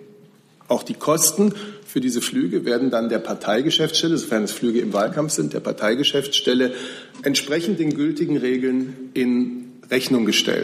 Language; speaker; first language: German; native; German